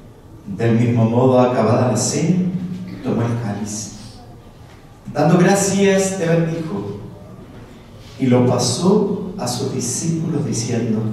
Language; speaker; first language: Spanish; native; Spanish